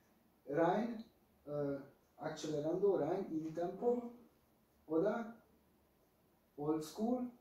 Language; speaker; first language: German; non-native, fluent; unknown